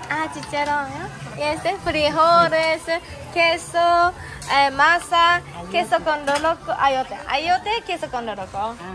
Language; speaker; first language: Spanish; non-native, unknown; Japanese